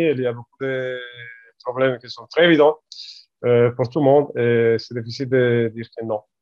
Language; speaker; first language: French; non-native, learner; Italian